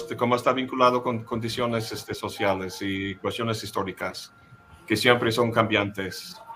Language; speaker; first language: Spanish; non-native, fluent; English